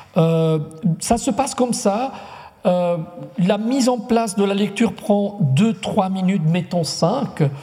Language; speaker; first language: French; non-native, local second language; Italian